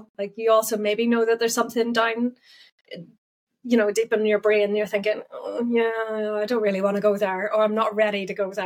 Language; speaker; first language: English; native; English